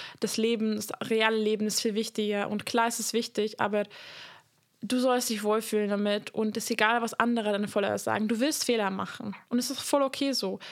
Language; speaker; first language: German; non-native, fluent; Hungarian